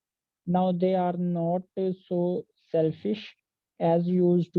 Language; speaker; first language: English; non-native, learner; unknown